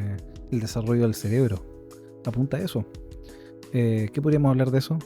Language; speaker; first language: Spanish; native; Spanish